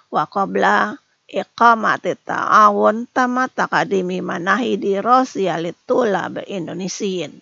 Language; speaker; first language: Arabic; non-native, fluent; Indonesian